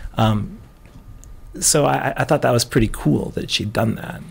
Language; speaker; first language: English; native; English